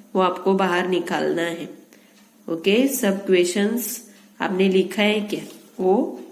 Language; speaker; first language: Hindi; non-native, local second language; Marathi